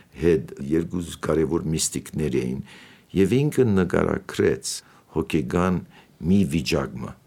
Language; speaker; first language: Armenian; native; Armenian